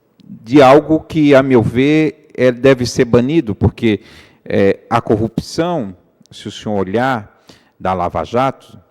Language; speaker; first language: Portuguese; native; Portuguese